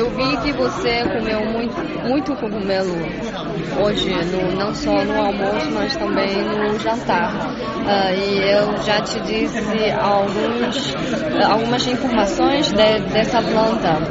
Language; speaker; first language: Portuguese; non-native, learner; Chinese